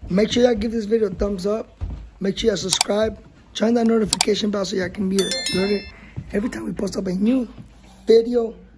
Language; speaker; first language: English; early bilingual, other home language; Spanish